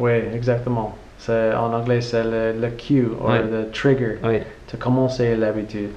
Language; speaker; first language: French; non-native, learner; English